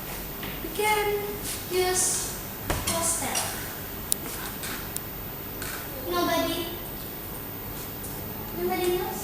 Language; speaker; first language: English; non-native, learner; Indonesian